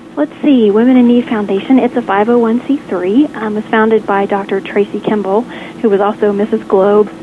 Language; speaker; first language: English; native; English